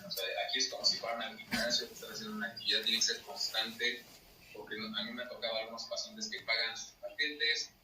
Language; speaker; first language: Spanish; native; Spanish